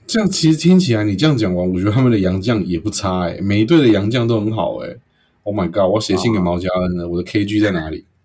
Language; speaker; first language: Chinese; native; Chinese